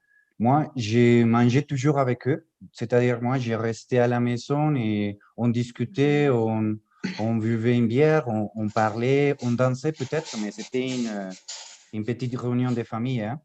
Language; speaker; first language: French; non-native, fluent; Spanish